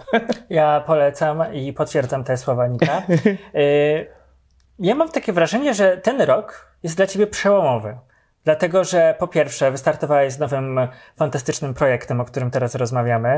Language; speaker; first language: Polish; native; Polish